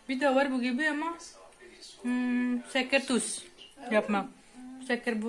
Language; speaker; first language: Turkish; non-native, learner; Indonesian